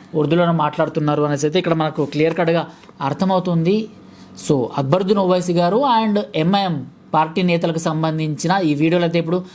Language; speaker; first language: Telugu; native; Telugu